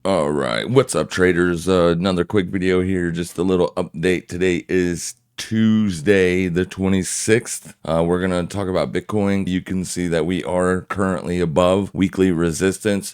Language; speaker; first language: English; native; English